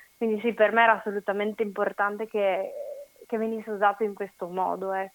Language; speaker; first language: Italian; native; Italian